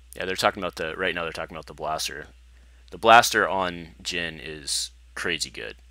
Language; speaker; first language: English; native; English